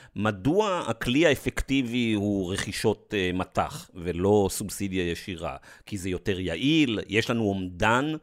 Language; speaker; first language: Hebrew; native; Hebrew